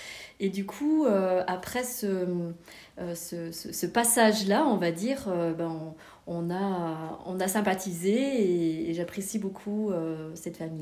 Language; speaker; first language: French; native; French